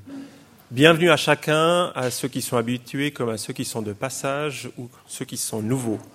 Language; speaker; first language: French; native; French